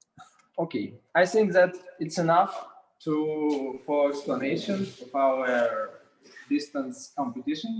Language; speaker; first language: English; non-native, learner; Russian